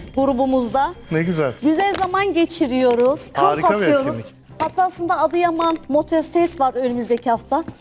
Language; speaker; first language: Turkish; native; Turkish